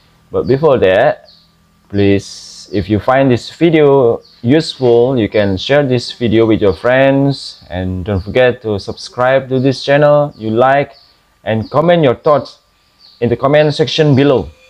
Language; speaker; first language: English; non-native, fluent; Indonesian